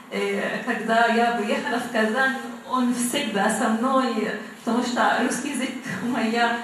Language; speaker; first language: Russian; non-native, learner; Arabic